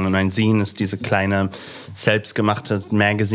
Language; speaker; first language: German; non-native, fluent; English